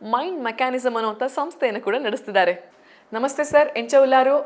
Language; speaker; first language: Kannada; native; Kannada